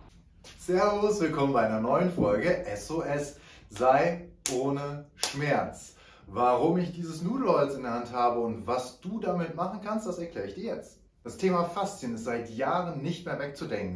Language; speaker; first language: German; native; German